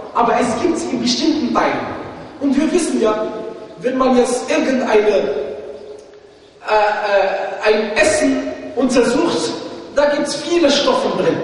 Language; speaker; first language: German; non-native, fluent; Arabic